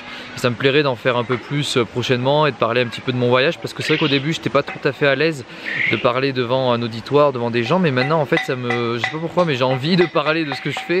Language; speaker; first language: French; native; French